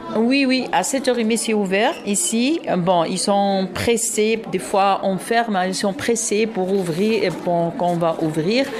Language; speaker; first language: French; non-native, local second language; Arabic